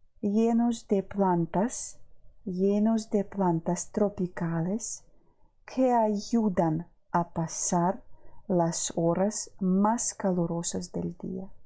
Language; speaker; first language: Spanish; non-native, fluent; Ukrainian